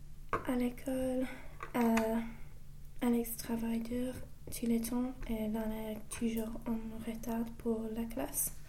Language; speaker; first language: French; non-native, learner; English